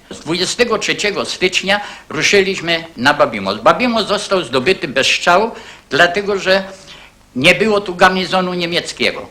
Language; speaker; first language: Polish; native; Polish